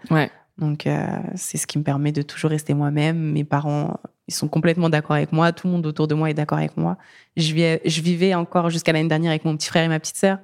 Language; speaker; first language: French; early bilingual, other home language; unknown